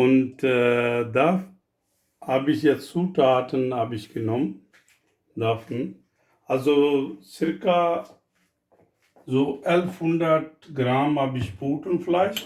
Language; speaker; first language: German; non-native, learner; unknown